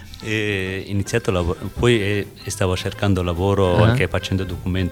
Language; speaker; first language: Italian; non-native, learner; Bangla